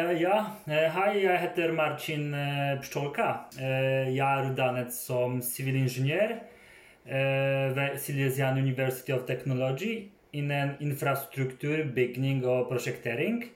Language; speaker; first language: Swedish; non-native, fluent; Polish